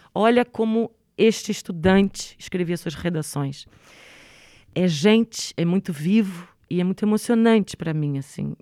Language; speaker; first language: Portuguese; native; Portuguese